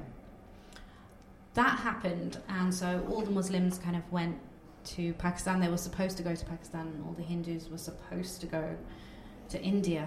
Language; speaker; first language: English; non-native, local second language; Bangla